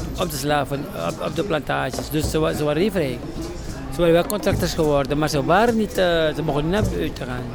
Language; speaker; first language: Dutch; native; Dutch